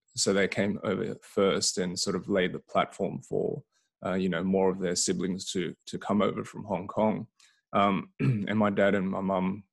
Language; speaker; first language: English; native; English